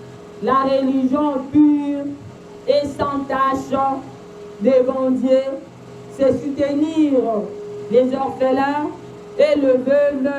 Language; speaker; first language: French; non-native, local second language; Lingala